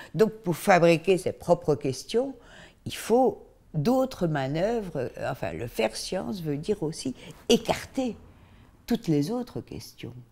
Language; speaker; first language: French; native; French